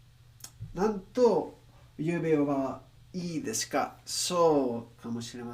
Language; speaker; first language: Japanese; non-native, learner; Spanish